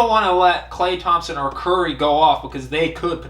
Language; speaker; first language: English; native; English